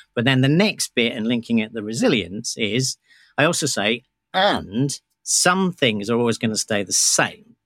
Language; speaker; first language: English; native; English